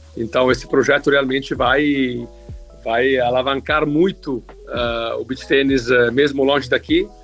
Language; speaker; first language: Portuguese; non-native, fluent; Italian